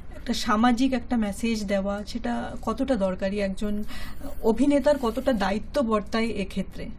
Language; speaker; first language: Bangla; native; Bangla